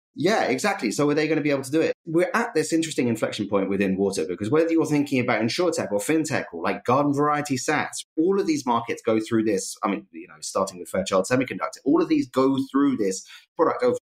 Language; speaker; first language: English; native; English